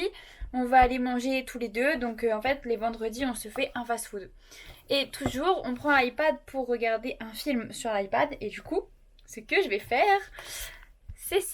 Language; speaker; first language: French; native; French